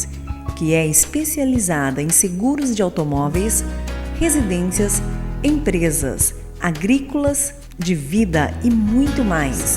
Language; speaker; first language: Portuguese; native; Portuguese